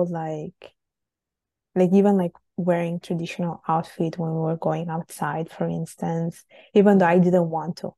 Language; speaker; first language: English; non-native, fluent; Italian